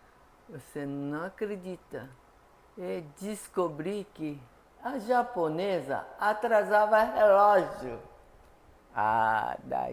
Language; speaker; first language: Portuguese; non-native, fluent; Japanese